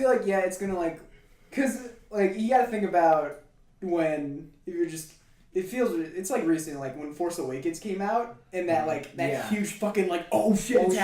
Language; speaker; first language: English; native; English